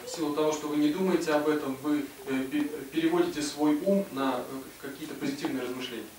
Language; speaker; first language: Russian; native; Russian